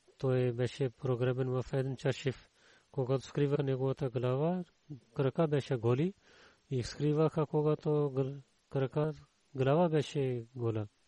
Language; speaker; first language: Bulgarian; non-native, learner; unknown